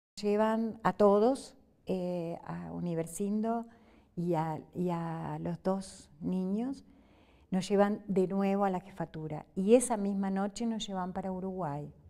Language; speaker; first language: Spanish; native; Spanish